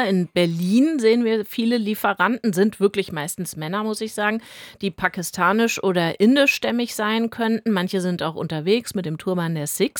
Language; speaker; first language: German; native; German